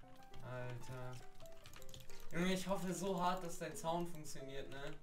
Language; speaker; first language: German; native; German